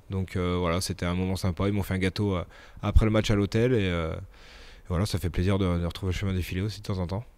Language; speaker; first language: French; native; French